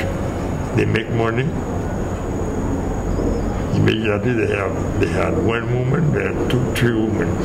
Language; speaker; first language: English; non-native, fluent; Haitian Creole